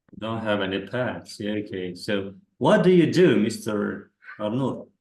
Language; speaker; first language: English; non-native, fluent; Kazakh